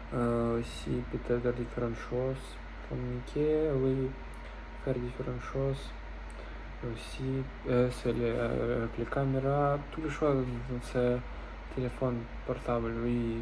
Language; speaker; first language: French; non-native, learner; Russian